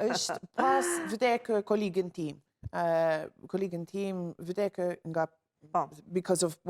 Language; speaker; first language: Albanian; non-native, learner; English